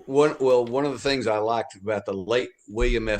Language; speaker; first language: English; native; English